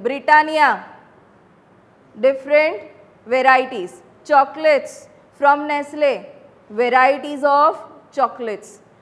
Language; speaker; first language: English; non-native, local second language; Gujarati